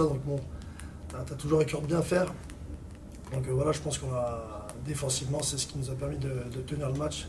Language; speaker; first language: French; native; French